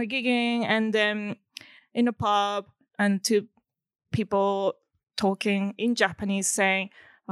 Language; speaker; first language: English; non-native, fluent; Japanese